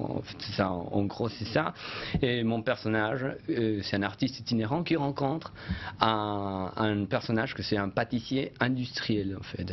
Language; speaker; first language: French; non-native, fluent; Spanish